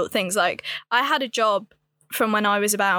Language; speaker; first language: English; native; English